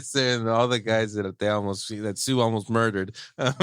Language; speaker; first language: English; native; English